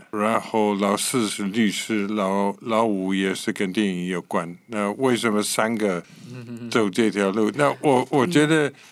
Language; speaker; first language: Chinese; non-native, fluent; English